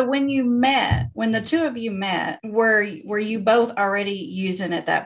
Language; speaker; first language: English; native; English